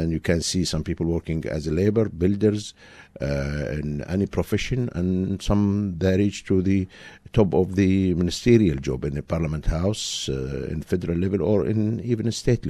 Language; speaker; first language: English; non-native, fluent; Arabic